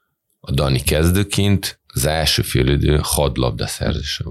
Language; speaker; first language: Hungarian; non-native, fluent; Serbian